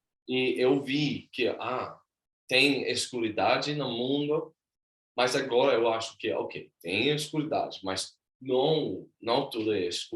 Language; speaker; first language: Portuguese; non-native, learner; Swedish